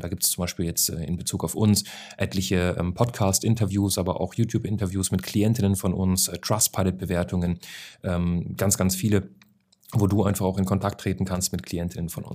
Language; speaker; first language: German; native; German